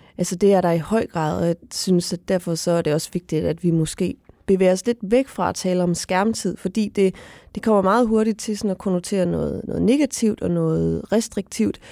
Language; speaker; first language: Danish; native; Danish